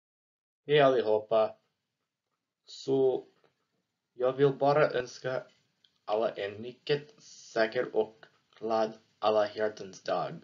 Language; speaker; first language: Swedish; non-native, learner; English